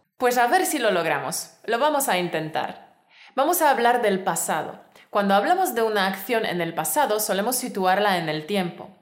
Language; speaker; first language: Spanish; native; Spanish